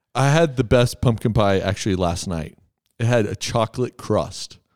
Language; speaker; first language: English; native; English